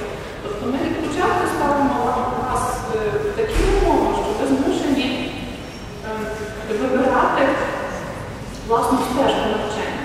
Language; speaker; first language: Ukrainian; native; Ukrainian